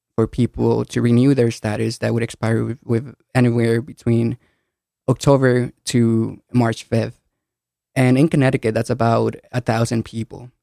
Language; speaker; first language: English; early bilingual, other home language; Spanish